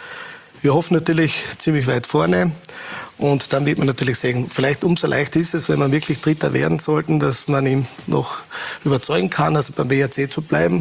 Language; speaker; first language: German; native; German